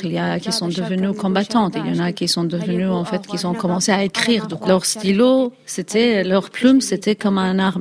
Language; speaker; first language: French; non-native, fluent; Kurdish